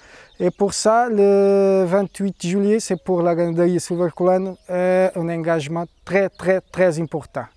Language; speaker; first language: French; non-native, fluent; Portuguese